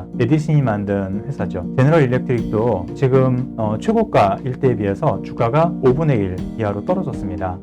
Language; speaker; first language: Korean; native; Korean